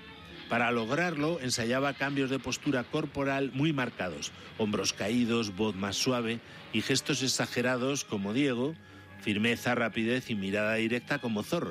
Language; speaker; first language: Spanish; native; Spanish